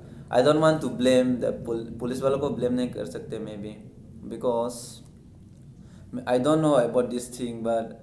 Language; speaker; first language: Hindi; non-native, local second language; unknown